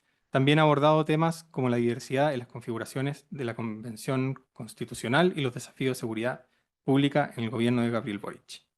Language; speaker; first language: Spanish; native; Spanish